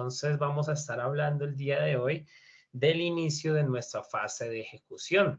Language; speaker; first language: Spanish; native; Spanish